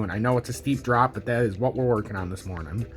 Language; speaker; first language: English; native; English